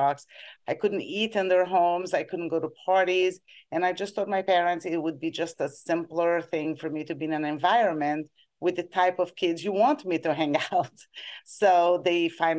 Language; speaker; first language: English; non-native, fluent; Portuguese